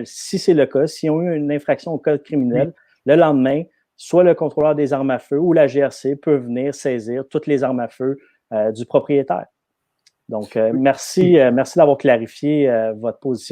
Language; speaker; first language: French; native; French